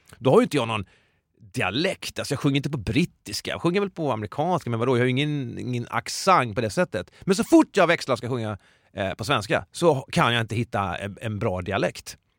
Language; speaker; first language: Swedish; native; Swedish